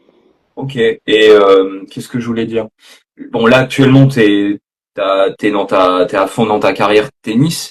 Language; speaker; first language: French; native; French